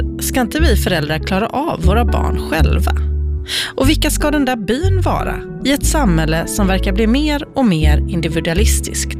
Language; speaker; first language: Swedish; native; Swedish